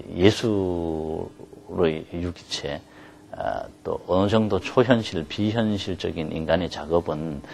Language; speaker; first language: Korean; native; Korean